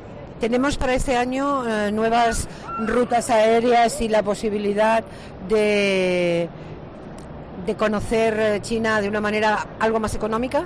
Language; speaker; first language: Spanish; non-native, local second language; Catalan